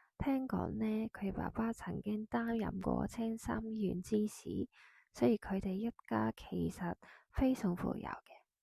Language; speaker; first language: Cantonese; non-native, fluent; Japanese